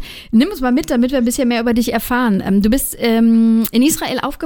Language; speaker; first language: German; native; German